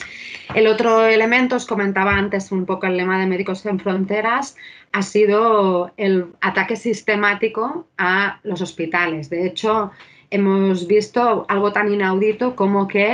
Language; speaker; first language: Spanish; native; Spanish